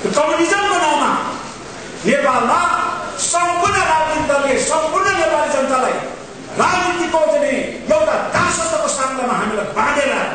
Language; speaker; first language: Nepali; non-native, local second language; Sherpa